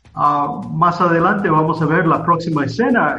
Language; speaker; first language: Spanish; non-native, fluent; English